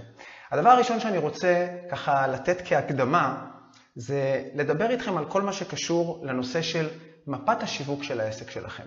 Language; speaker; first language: Hebrew; native; Hebrew